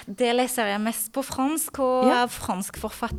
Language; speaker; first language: Norwegian; non-native, fluent; French